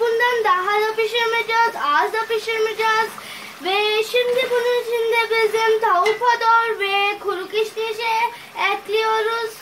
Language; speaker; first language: Turkish; non-native, learner; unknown